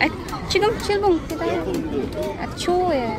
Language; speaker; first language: Korean; non-native, learner; Filipino